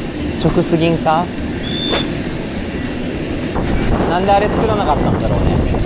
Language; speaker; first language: Japanese; native; Japanese